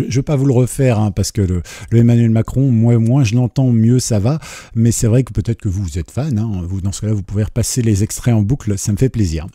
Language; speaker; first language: French; native; French